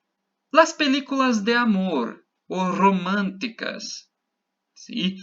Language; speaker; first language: Spanish; non-native, fluent; Portuguese